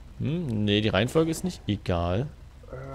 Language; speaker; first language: German; native; German